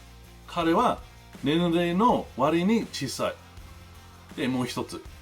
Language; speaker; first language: Japanese; non-native, learner; English